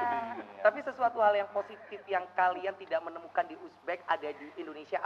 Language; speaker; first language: Indonesian; native; Indonesian